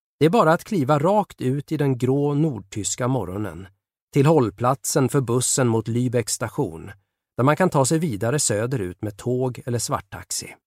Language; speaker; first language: Swedish; native; Swedish